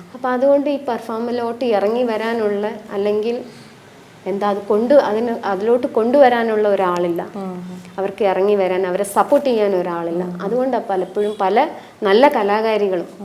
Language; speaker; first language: Malayalam; non-native, local second language; Tamil